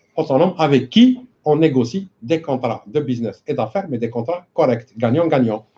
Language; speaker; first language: French; non-native, local second language; Arabic